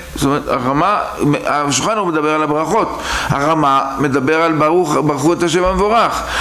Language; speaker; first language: Hebrew; native; Hebrew